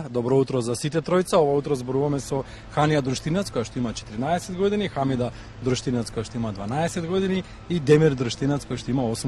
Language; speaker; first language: Macedonian; native; Macedonian